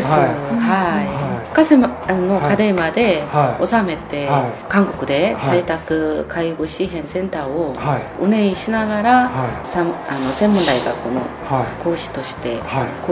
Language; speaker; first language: Japanese; non-native, fluent; Korean